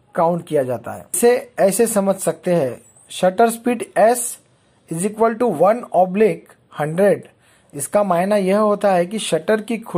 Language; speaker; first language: Hindi; non-native, local second language; Marathi